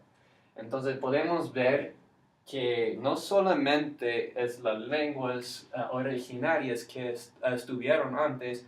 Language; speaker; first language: Spanish; non-native, fluent; English